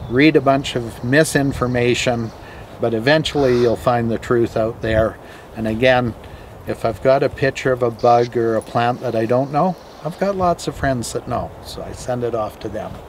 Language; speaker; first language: English; native; English